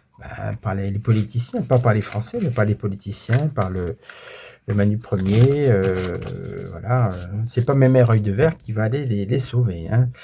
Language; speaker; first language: French; native; French